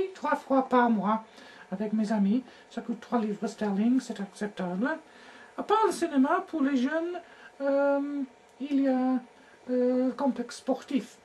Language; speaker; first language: French; non-native, learner; English